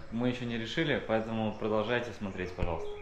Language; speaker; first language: Russian; native; Russian